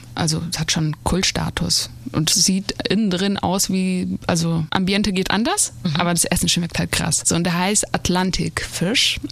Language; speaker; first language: German; native; German